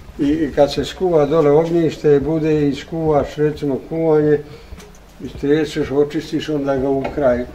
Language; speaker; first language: Bosnian; native; Bosnian